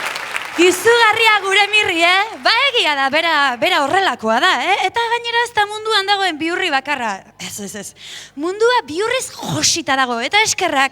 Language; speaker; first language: Basque; native; Basque